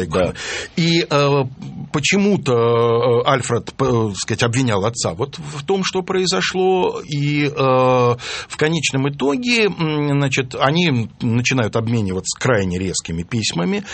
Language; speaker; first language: Russian; native; Russian